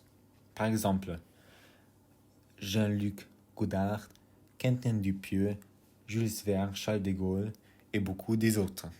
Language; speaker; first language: French; non-native, learner; German